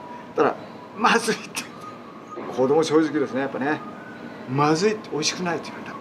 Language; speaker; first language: Japanese; native; Japanese